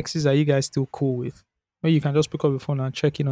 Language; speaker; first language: English; non-native, local second language; Yoruba